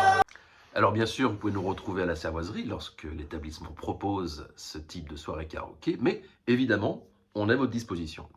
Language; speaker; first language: French; native; French